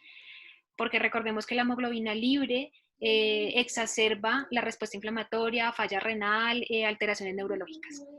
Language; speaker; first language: Spanish; native; Spanish